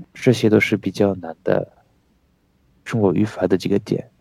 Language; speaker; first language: Chinese; non-native, fluent; French